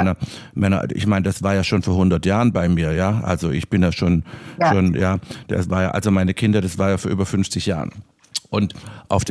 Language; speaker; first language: German; native; German